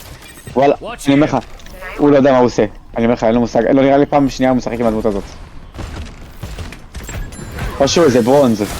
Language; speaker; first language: Hebrew; native; Hebrew